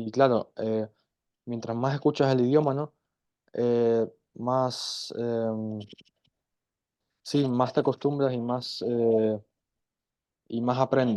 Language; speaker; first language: Spanish; non-native, fluent; German